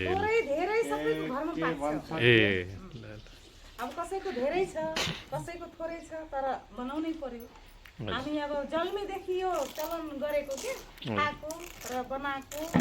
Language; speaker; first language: Nepali; non-native, local second language; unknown